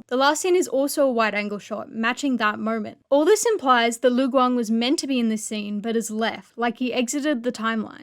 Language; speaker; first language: English; native; English